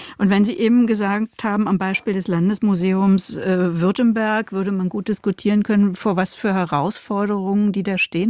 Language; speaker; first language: German; native; German